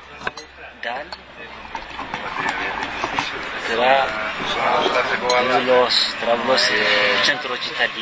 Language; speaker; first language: Italian; non-native, learner; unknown